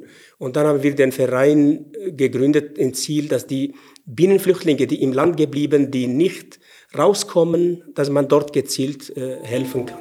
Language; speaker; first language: German; non-native, fluent; Arabic